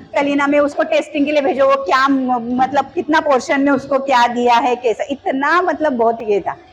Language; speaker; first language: Hindi; non-native, local second language; Marathi